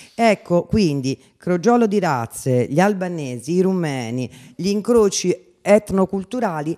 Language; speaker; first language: Italian; native; Italian